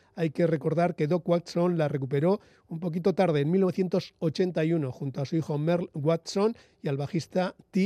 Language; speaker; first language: Spanish; native; Spanish